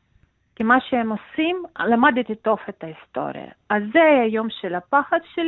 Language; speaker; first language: Hebrew; non-native, fluent; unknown